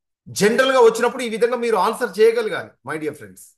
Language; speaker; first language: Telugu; native; Telugu